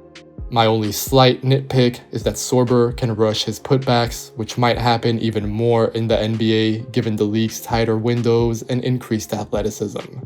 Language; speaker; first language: English; native; English